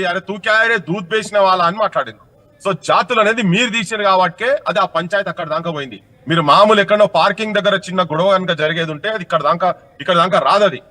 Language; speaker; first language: Telugu; native; Telugu